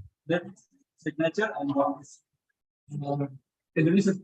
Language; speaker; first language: English; non-native, learner; Indonesian